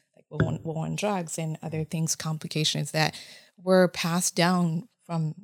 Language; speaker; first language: English; non-native, fluent; Japanese